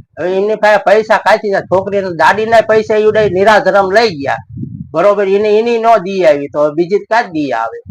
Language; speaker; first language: Gujarati; native; Gujarati